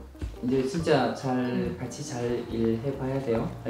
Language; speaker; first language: Korean; native; Korean